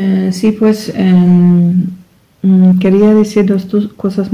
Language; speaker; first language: Spanish; non-native, learner; German